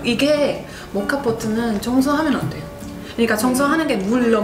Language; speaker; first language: Korean; non-native, fluent; Italian